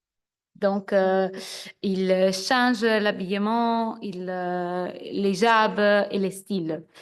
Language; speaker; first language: French; non-native, fluent; Italian